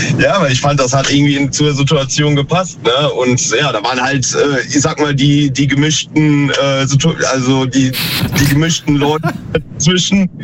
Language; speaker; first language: German; native; German